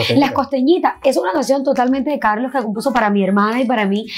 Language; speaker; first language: Spanish; native; Spanish